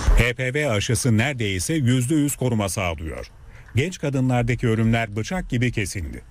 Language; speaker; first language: Turkish; native; Turkish